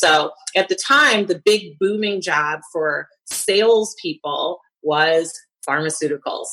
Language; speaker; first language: English; native; English